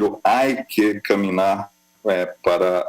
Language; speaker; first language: Spanish; non-native, fluent; Portuguese